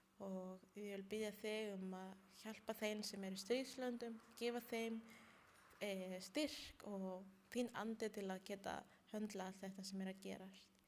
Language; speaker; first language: Icelandic; non-native, learner; Spanish